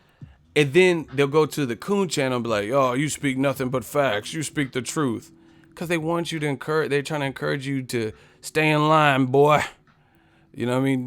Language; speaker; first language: English; native; English